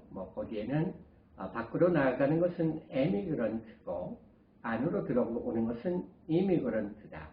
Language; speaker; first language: Korean; native; Korean